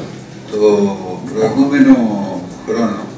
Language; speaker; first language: Greek; non-native, learner; Spanish